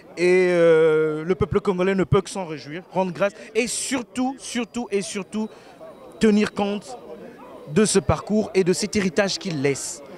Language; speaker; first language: French; non-native, local second language; Lingala